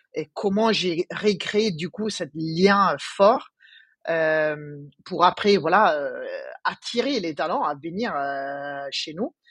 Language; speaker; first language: French; non-native, fluent; Italian